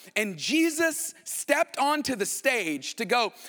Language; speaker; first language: English; native; English